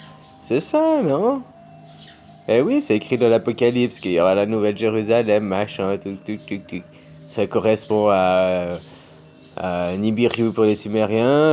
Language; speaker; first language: French; native; French